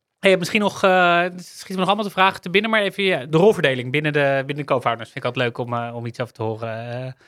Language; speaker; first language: Dutch; native; Dutch